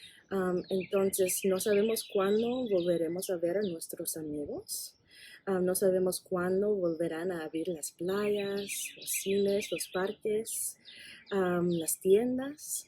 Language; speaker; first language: Spanish; non-native, fluent; English